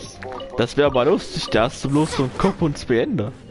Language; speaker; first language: German; native; German